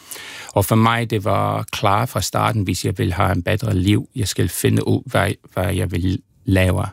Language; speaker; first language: Danish; non-native, fluent; English